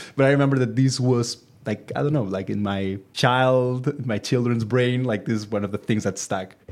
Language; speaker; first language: English; non-native, fluent; Catalan